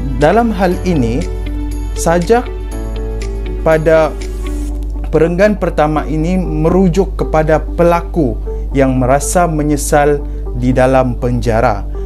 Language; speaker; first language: Malay; native; Malay